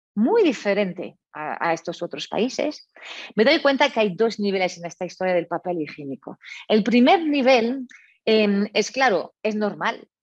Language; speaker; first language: Spanish; non-native, fluent; French